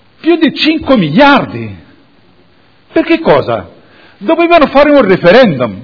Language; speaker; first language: Italian; non-native, fluent; Arabic